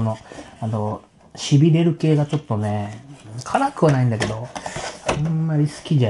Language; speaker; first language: Japanese; native; Japanese